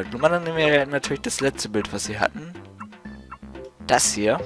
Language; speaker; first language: German; native; German